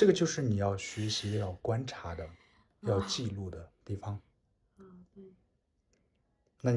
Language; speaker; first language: Chinese; native; Chinese